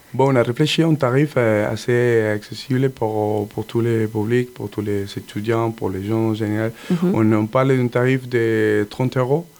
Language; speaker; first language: French; non-native, fluent; Spanish